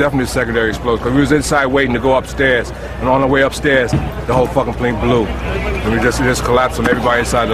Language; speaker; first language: English; native; English